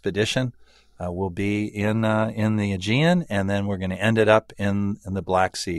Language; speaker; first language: English; native; English